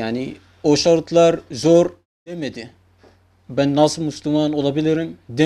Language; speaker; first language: Turkish; non-native, fluent; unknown